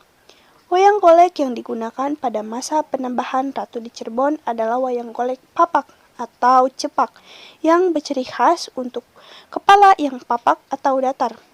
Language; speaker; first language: Indonesian; native; Indonesian